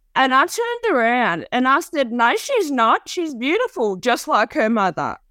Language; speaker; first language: English; native; English